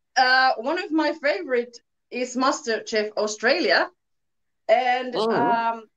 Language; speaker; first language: English; non-native, learner; Finnish